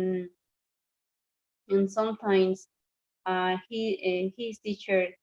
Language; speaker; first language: English; non-native, learner; Spanish